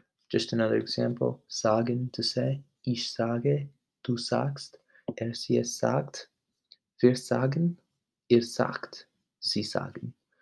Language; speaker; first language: German; non-native, learner; English